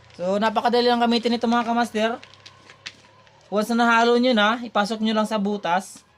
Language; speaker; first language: Filipino; native; Filipino